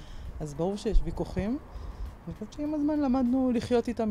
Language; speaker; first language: Hebrew; native; Hebrew